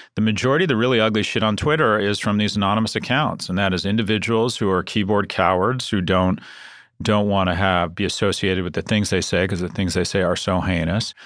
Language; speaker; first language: English; native; English